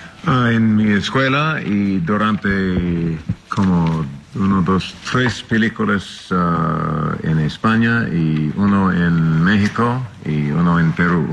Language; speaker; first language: Spanish; non-native, learner; English